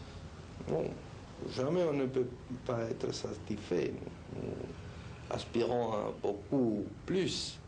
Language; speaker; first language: French; non-native, fluent; Spanish